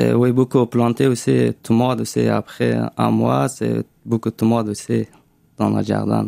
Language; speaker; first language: French; non-native, learner; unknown